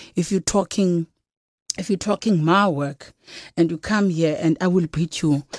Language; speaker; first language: English; non-native, local second language; Xhosa